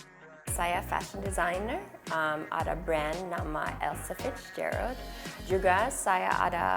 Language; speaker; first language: Indonesian; early bilingual, heritage; English